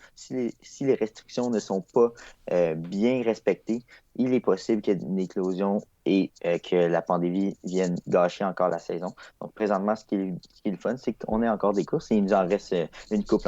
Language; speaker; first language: French; native; French